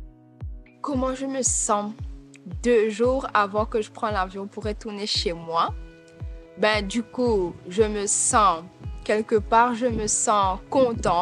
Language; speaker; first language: French; non-native, local second language; Morisyen